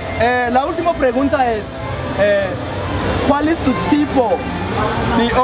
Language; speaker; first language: Spanish; non-native, learner; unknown